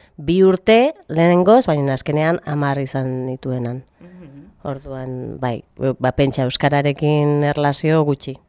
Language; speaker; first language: Basque; non-native, local second language; Spanish